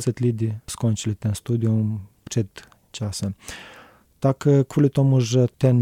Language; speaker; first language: Czech; non-native, learner; Romanian